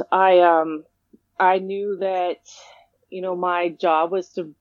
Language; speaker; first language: English; native; English